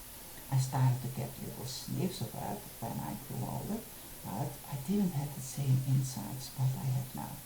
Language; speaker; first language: English; non-native, fluent; Dutch